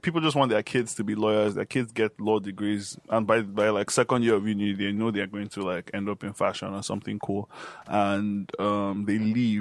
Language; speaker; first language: English; non-native, local second language; Yoruba